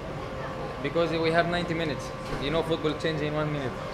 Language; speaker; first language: English; non-native, learner; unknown